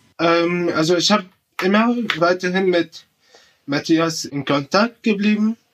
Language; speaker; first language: German; non-native, fluent; Arabic